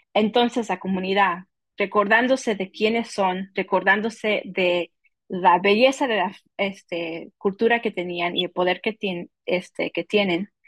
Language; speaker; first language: Spanish; early bilingual, heritage; Spanish